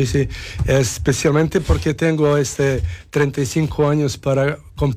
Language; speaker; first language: Spanish; non-native, learner; Serbian